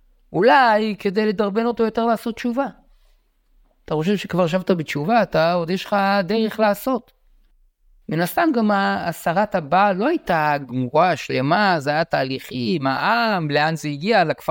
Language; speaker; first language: Hebrew; native; Hebrew